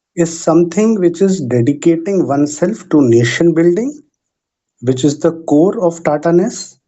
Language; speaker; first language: English; non-native, local second language; Hindi